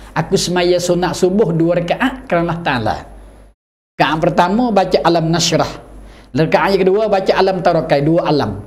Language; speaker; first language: Malay; native; Malay